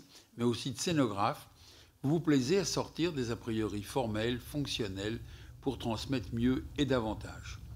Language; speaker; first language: French; native; French